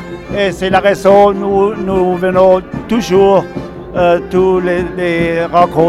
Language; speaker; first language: French; non-native, learner; German